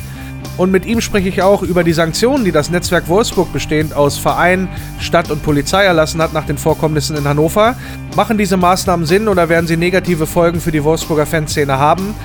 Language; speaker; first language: German; native; German